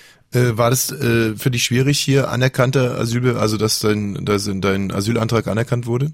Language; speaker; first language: German; native; German